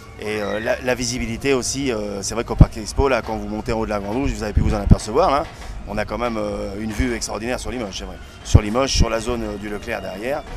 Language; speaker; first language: French; native; French